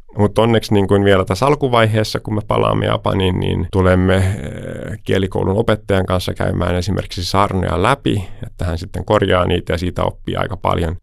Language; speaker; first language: Finnish; early bilingual, heritage; Finnish